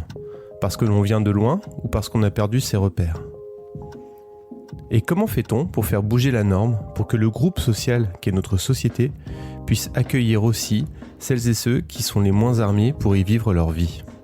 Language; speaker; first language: French; native; French